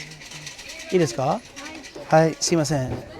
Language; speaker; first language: Japanese; non-native, learner; English